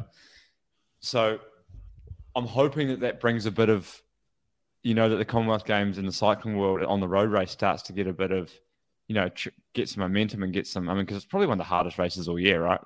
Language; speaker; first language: English; native; English